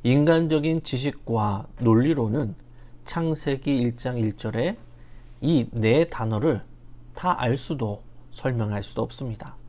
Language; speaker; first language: Korean; native; Korean